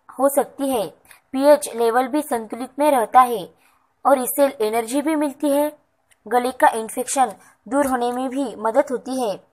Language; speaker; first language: Hindi; non-native, local second language; Marathi